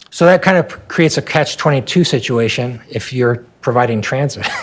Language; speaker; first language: English; native; English